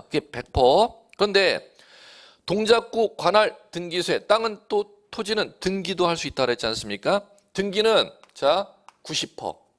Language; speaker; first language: Korean; native; Korean